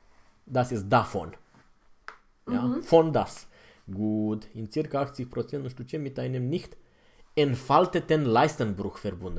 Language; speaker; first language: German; non-native, fluent; Romanian